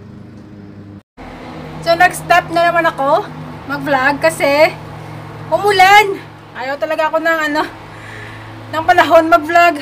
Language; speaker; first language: Filipino; non-native, local second language; Hiligaynon